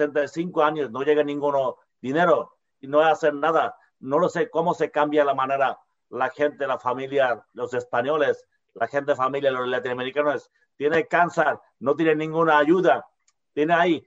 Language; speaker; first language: Spanish; non-native, learner; Bangla